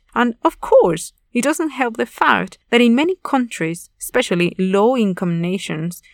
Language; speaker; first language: English; non-native, fluent; Spanish